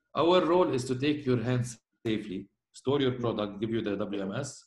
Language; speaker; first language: English; non-native, fluent; Arabic